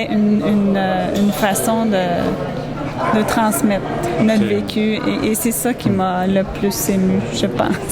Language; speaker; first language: French; native; French